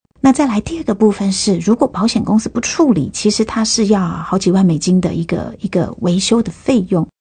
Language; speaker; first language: Chinese; native; Chinese